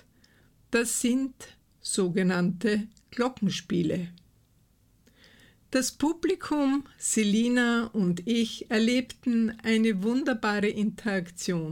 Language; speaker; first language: German; native; German